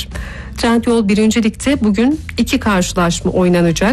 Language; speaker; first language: Turkish; native; Turkish